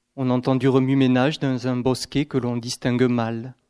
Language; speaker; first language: French; native; French